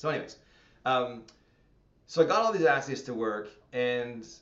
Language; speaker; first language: English; native; English